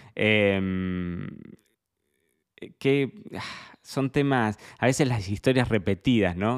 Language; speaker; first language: Spanish; native; Spanish